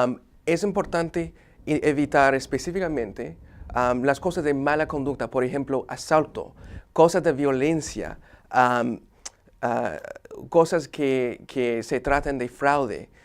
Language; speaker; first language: Spanish; non-native, fluent; English